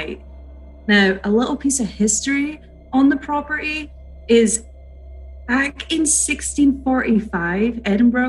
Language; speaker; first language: English; native; English